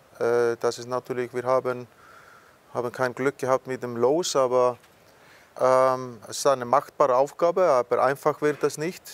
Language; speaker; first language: German; non-native, fluent; Icelandic